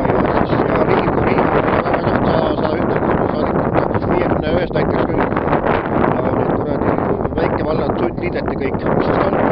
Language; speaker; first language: Estonian; native; Estonian